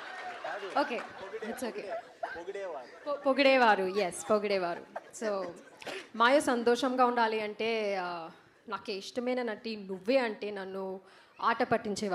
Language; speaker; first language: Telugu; non-native, learner; Malayalam